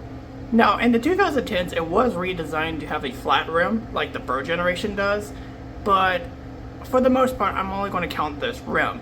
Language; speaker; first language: English; native; English